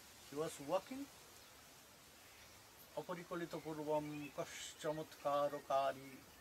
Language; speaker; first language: English; non-native, local second language; Bangla